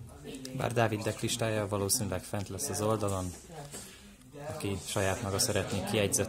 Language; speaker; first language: Hungarian; native; Hungarian